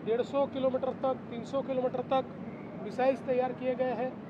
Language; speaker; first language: Hindi; non-native, local second language; Marathi